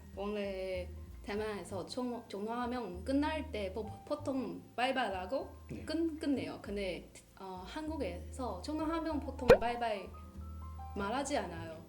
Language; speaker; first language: Korean; non-native, learner; Chinese